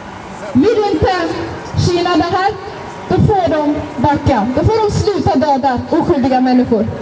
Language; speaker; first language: Swedish; non-native, fluent; Azerbaijani